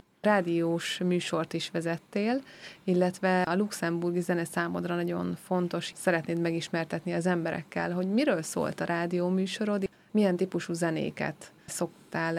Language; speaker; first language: Hungarian; native; Hungarian